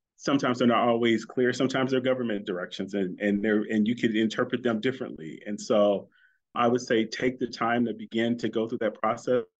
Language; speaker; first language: English; native; English